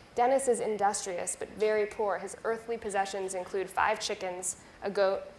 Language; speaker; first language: English; native; English